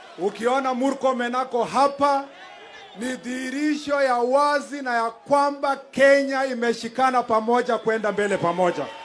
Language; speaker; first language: Swahili; non-native, local second language; Kalenjin